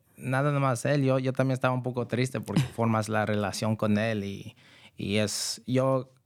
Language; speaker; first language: Spanish; early bilingual, heritage; Spanish